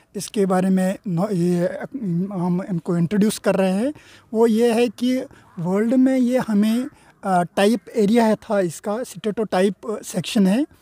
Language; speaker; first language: Urdu; non-native, local second language; Kashmiri